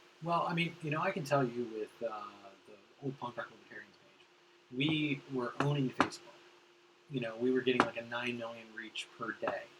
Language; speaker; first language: English; native; English